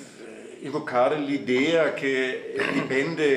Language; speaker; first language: Italian; non-native, fluent; German